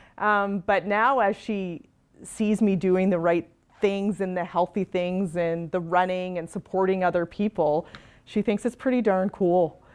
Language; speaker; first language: English; native; English